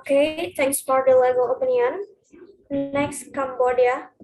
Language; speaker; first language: English; non-native, learner; Indonesian